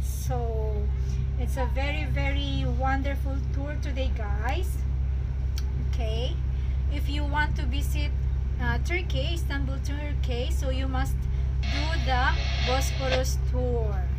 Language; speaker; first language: English; non-native, local second language; Filipino